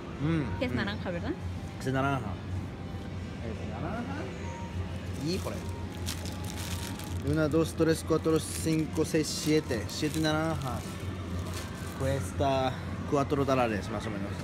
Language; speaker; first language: Spanish; non-native, learner; Japanese